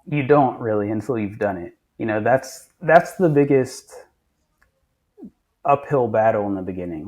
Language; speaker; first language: English; native; English